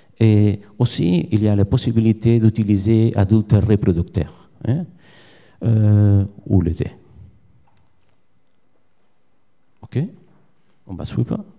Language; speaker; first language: French; non-native, learner; Catalan